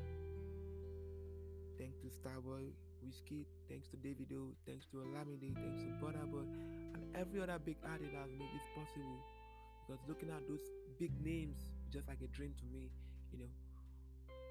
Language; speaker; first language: English; non-native, local second language; Yoruba